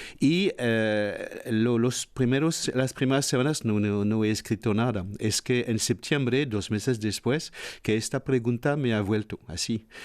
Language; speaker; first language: Spanish; non-native, fluent; French